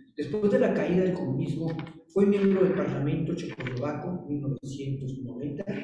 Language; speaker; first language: Spanish; native; Spanish